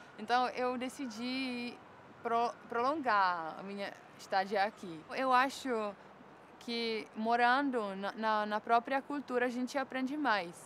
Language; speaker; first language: Portuguese; non-native, fluent; Czech